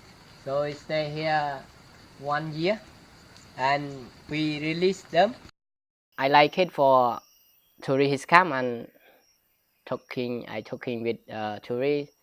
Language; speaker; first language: English; non-native, learner; Khmer